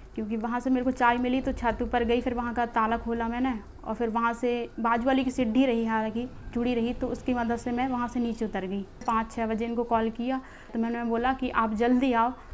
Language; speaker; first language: Hindi; native; Hindi